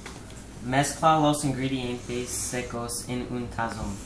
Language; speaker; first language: Spanish; non-native, learner; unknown